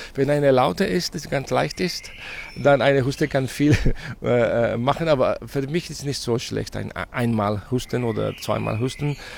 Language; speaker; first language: German; non-native, fluent; Spanish